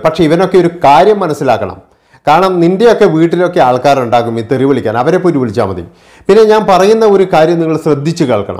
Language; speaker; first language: Malayalam; native; Malayalam